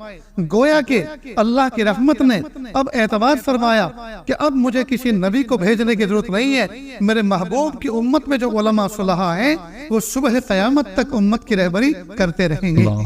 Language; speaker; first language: Urdu; native; Urdu